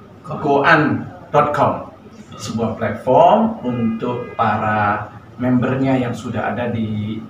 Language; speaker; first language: Indonesian; native; Indonesian